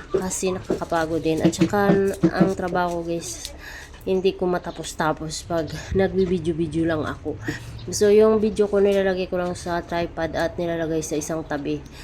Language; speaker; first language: Filipino; non-native, local second language; Cebuano